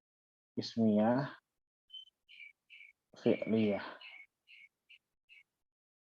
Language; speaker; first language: Arabic; non-native, learner; Indonesian